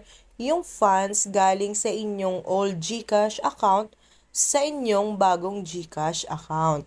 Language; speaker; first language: Filipino; native; Filipino